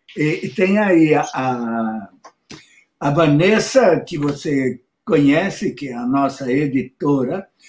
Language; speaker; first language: Portuguese; native; Portuguese